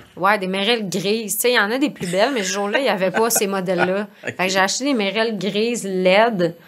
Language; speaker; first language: French; native; French